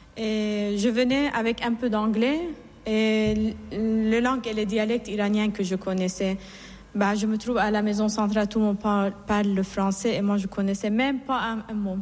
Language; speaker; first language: French; non-native, fluent; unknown